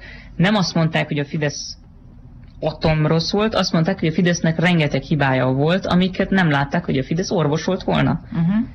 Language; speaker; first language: Hungarian; native; Hungarian